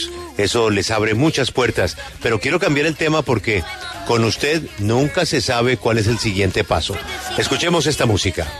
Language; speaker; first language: Spanish; native; Spanish